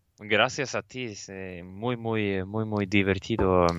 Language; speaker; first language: Spanish; non-native, learner; Swedish